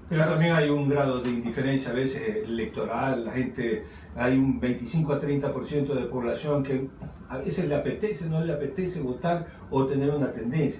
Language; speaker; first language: Spanish; native; Spanish